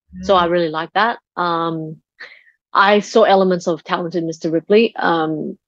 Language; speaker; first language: English; early bilingual, other home language; Chinese